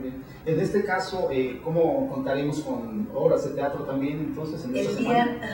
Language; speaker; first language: Spanish; native; Spanish